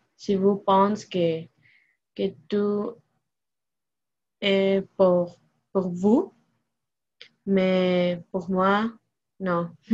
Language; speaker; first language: French; non-native, learner; Spanish